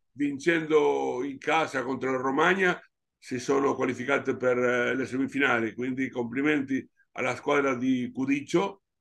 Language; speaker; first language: Italian; non-native, fluent; Spanish